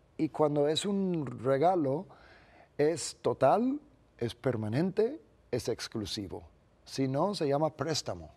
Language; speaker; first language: Spanish; non-native, fluent; English